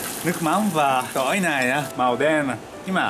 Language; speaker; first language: Vietnamese; non-native, learner; Japanese